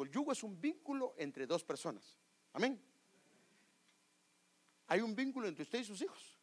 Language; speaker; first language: Spanish; native; Spanish